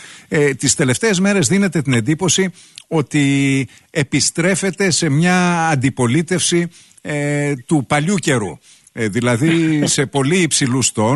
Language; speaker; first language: Greek; native; Greek